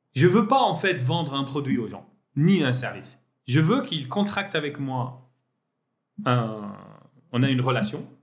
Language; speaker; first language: French; non-native, local second language; Arabic